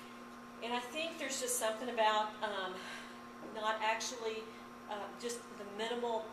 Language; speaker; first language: English; native; English